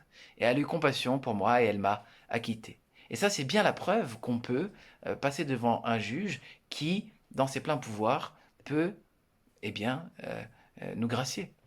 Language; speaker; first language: French; native; French